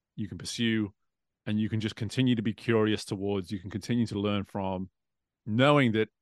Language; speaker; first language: English; native; English